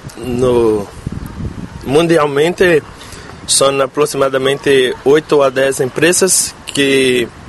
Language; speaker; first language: Spanish; non-native, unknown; Portuguese